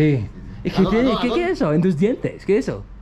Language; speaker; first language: Spanish; non-native, fluent; English